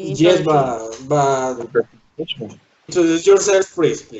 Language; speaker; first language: English; non-native, learner; Spanish